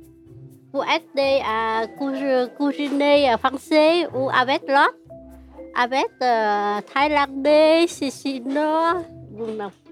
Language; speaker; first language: French; non-native, learner; Thai